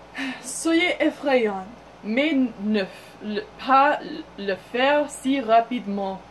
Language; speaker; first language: French; non-native, learner; English